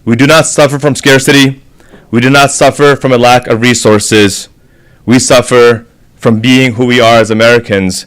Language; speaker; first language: English; native; English